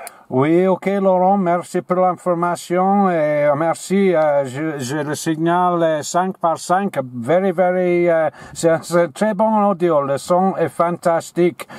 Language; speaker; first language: French; non-native, learner; English